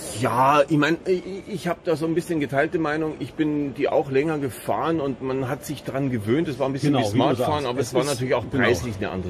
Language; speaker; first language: German; native; German